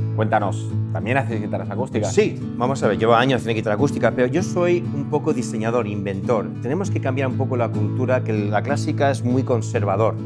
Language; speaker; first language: Spanish; early bilingual, heritage; Spanish